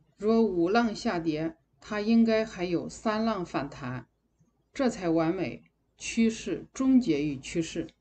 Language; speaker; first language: Chinese; native; Chinese